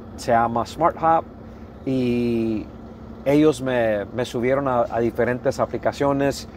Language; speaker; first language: Spanish; early bilingual, heritage; Spanish